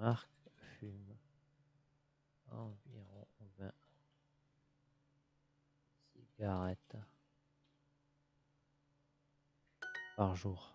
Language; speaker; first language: French; non-native, learner; English